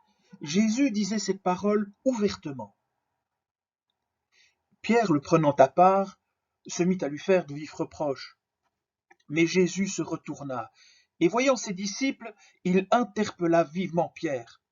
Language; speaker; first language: French; native; French